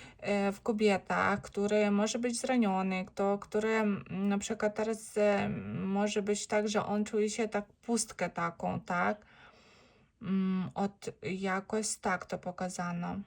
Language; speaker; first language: Polish; non-native, learner; Ukrainian